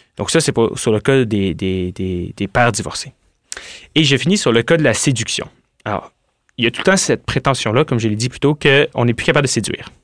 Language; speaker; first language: French; native; French